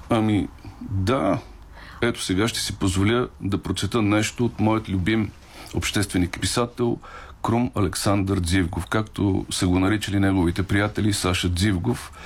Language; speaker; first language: Bulgarian; native; Bulgarian